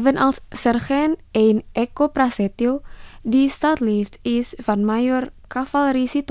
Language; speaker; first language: Dutch; non-native, fluent; Indonesian